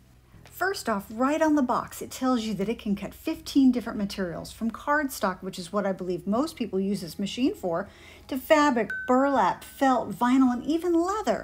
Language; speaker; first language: English; native; English